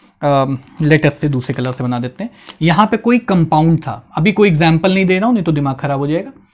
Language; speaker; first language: Hindi; native; Hindi